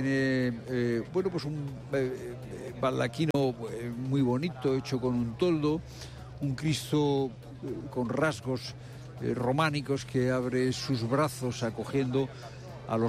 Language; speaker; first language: Spanish; native; Spanish